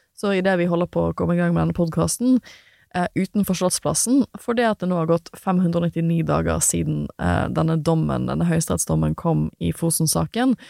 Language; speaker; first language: Norwegian; native; Norwegian